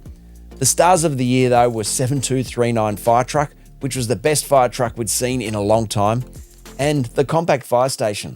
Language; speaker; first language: English; native; English